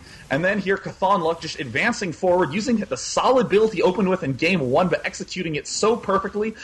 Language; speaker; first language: English; native; English